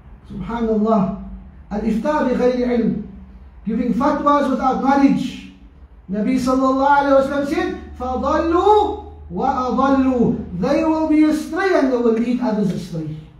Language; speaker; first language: English; native; English